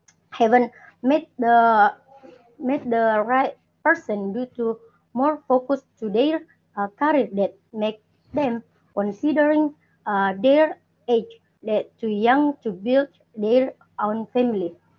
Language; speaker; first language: English; non-native, learner; Indonesian